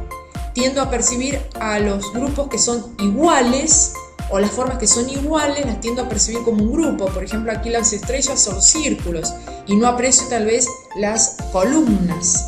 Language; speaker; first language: Spanish; native; Spanish